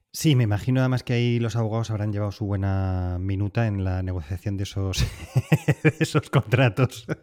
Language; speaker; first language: Spanish; native; Spanish